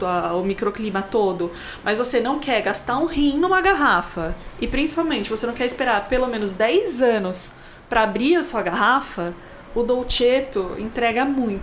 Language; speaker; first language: Portuguese; native; Portuguese